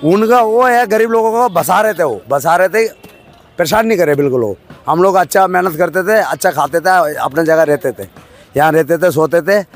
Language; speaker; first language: Hindi; non-native, local second language; Tamil